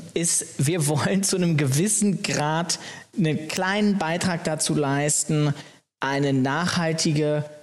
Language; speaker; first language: German; native; German